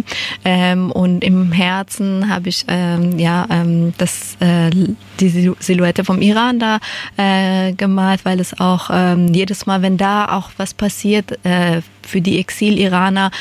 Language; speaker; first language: German; non-native, fluent; Persian